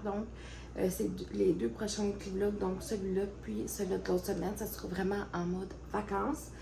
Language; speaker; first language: French; native; French